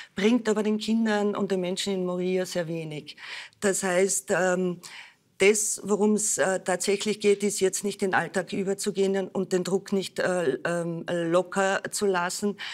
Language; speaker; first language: German; native; German